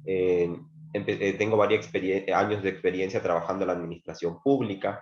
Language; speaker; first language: Spanish; native; Spanish